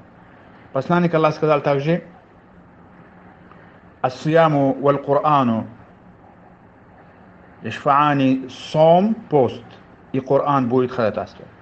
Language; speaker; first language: Russian; non-native, fluent; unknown